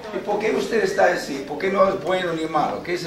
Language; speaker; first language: Spanish; non-native, fluent; English